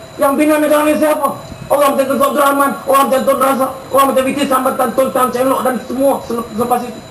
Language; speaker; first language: Malay; native; Malay